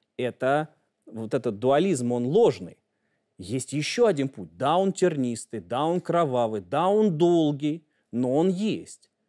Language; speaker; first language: Russian; native; Russian